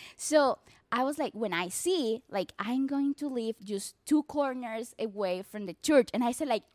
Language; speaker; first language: English; non-native, learner; Spanish